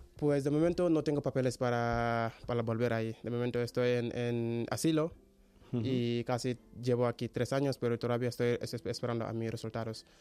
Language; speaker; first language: Spanish; non-native, learner; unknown